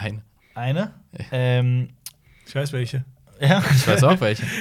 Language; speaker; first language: German; native; German